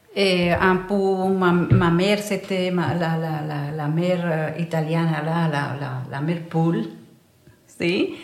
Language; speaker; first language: French; non-native, learner; Spanish